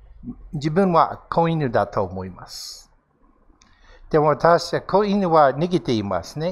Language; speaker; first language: Japanese; non-native, fluent; English